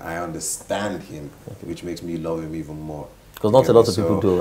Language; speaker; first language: English; non-native, local second language; Igbo